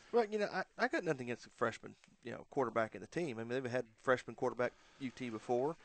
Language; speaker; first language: English; native; English